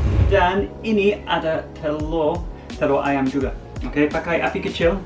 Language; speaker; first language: Indonesian; non-native, fluent; English